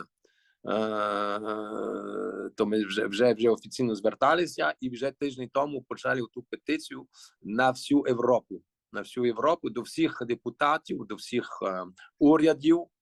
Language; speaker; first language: Ukrainian; early bilingual, heritage; Ukrainian